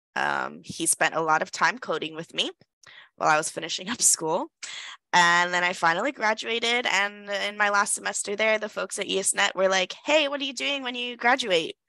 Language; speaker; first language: English; native; English